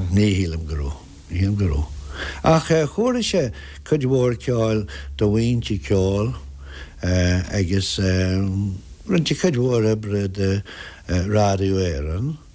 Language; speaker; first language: Irish; non-native, local second language; English